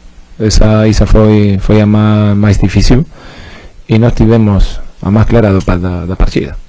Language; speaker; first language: Portuguese; non-native, fluent; Spanish